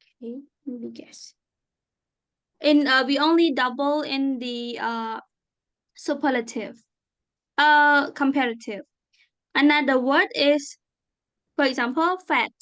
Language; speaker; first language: English; non-native, fluent; Khmer